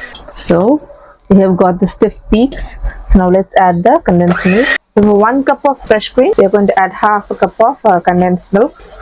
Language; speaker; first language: English; non-native, local second language; Tamil